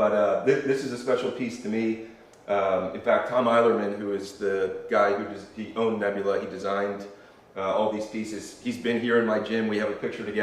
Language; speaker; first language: English; native; English